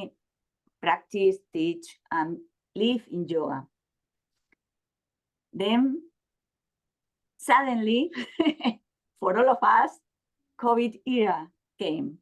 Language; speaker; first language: English; non-native, learner; Spanish